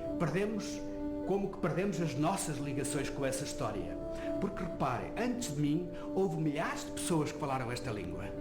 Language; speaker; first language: Portuguese; non-native, local second language; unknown